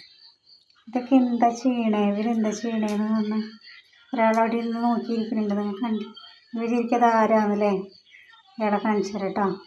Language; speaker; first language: Malayalam; native; Malayalam